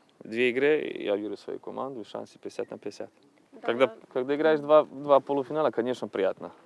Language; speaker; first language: Russian; non-native, fluent; Croatian